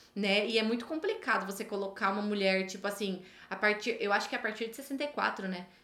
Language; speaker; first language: Portuguese; native; Portuguese